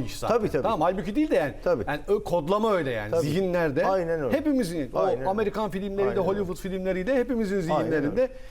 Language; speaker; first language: Turkish; native; Turkish